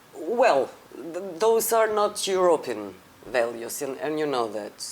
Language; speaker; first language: English; non-native, fluent; Macedonian